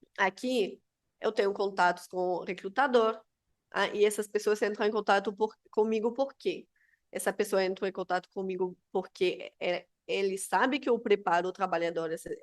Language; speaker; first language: Portuguese; non-native, fluent; Spanish